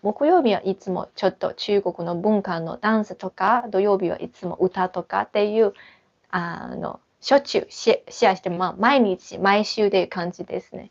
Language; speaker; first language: Japanese; non-native, fluent; Chinese